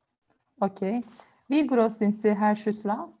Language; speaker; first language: German; non-native, learner; Turkish